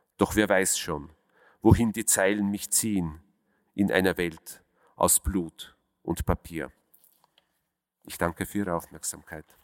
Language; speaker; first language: German; early bilingual, other home language; Russian